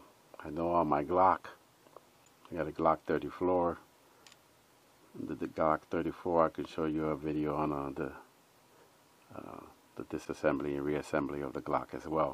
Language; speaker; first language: English; native; English